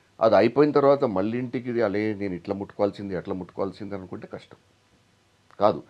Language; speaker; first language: Telugu; non-native, local second language; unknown